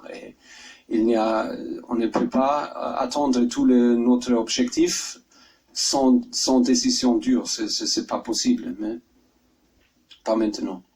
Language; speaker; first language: French; non-native, learner; German